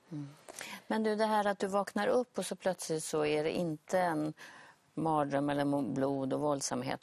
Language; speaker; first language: Swedish; native; Swedish